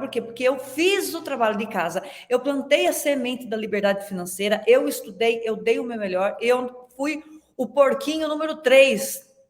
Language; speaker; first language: Portuguese; native; Portuguese